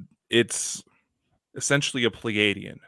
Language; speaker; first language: English; native; English